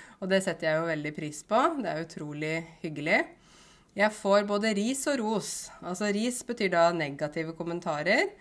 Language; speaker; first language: Norwegian; native; Norwegian